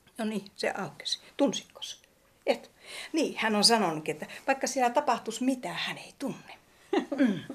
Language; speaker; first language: Finnish; native; Finnish